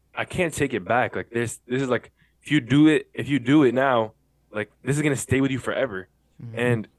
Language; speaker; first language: English; native; English